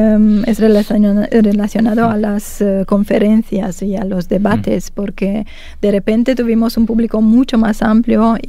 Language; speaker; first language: Spanish; non-native, fluent; Romanian